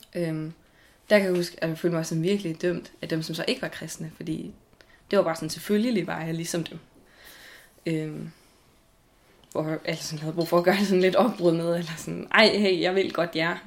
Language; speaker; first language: Danish; native; Danish